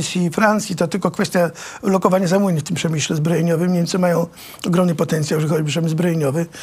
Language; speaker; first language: Polish; native; Polish